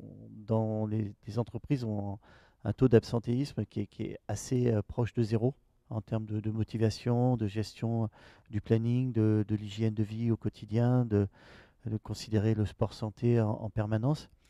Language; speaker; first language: French; native; French